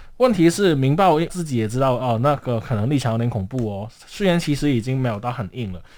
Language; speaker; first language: Chinese; non-native, local second language; Cantonese